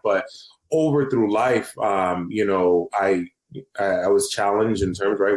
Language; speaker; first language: English; native; English